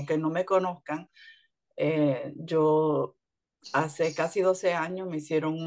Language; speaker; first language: Spanish; early bilingual, heritage; Spanish